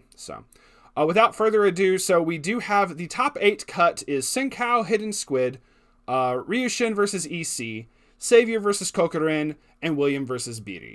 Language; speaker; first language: English; native; English